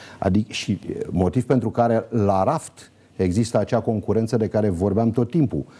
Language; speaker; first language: Romanian; native; Romanian